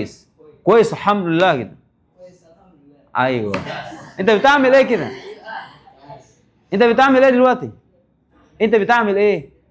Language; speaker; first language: Arabic; non-native, fluent; Indonesian